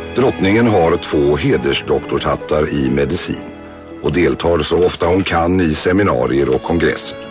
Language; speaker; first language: Swedish; native; Swedish